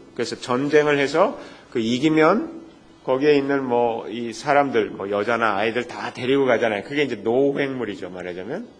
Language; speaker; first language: Korean; native; Korean